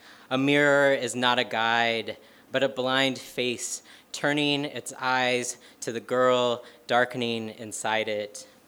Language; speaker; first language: English; native; English